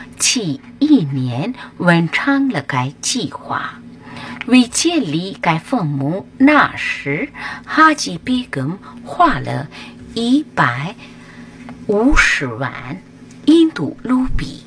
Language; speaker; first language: Chinese; non-native, fluent; Hindi